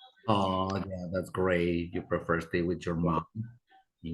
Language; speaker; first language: English; non-native, fluent; Spanish